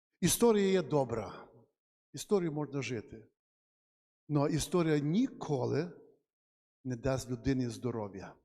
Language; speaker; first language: Ukrainian; native; Ukrainian